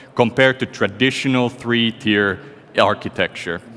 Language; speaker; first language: English; non-native, fluent; Finnish